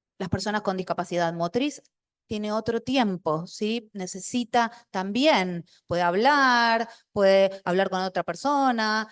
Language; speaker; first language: Spanish; non-native, local second language; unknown